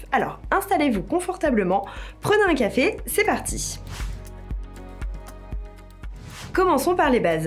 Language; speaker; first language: French; native; French